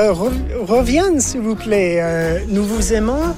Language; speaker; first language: French; non-native, fluent; English